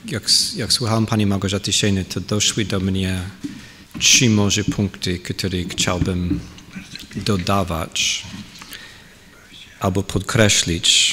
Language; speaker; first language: Polish; non-native, fluent; English